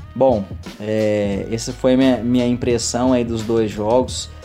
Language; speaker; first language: Portuguese; native; Portuguese